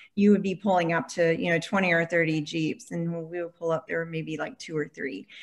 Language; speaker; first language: English; native; English